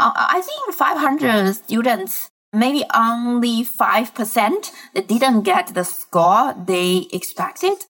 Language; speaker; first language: English; non-native, fluent; Chinese